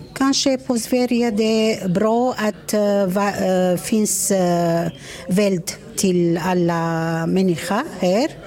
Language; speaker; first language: Swedish; non-native, learner; Arabic